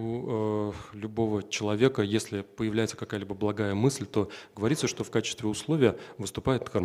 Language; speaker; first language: Russian; native; Russian